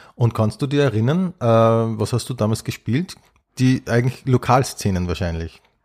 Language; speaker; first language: German; native; German